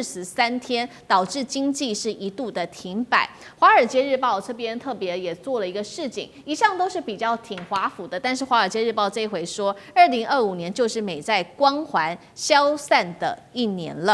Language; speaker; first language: Chinese; native; Chinese